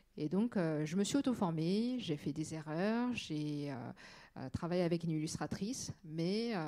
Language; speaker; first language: French; native; French